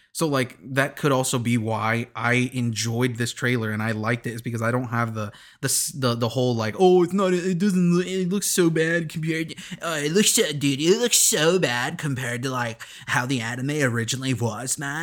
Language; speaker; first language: English; early bilingual, other home language; Spanish